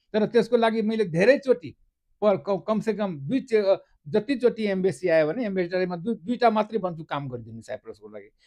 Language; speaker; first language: Nepali; non-native, local second language; Maithili